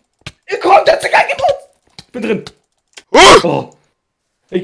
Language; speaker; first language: German; native; German